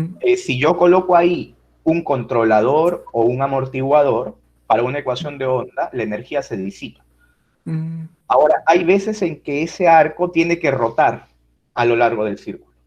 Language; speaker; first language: Spanish; native; Spanish